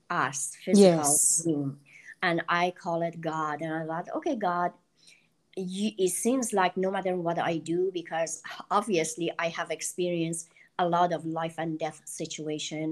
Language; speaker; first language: English; non-native, fluent; Persian